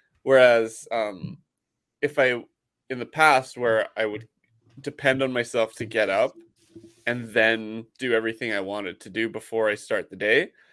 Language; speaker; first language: English; native; English